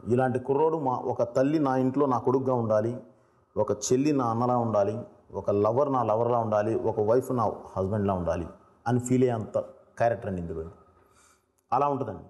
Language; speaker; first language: Telugu; native; Telugu